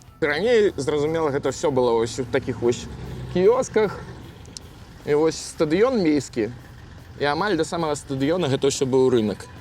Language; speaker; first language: Belarusian; non-native, local second language; Russian